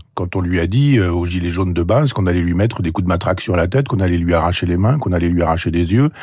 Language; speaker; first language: French; native; French